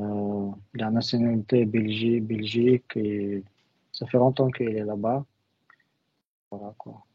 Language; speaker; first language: French; non-native, learner; Russian